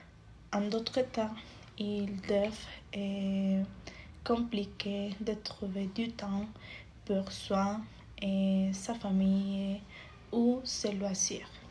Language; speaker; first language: French; non-native, fluent; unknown